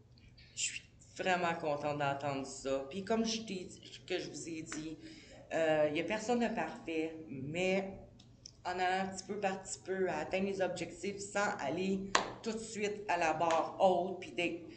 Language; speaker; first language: French; native; French